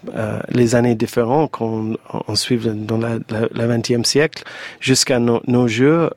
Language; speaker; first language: French; non-native, fluent; English